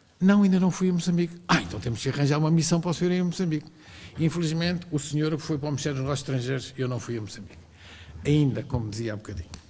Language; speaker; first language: Portuguese; native; Portuguese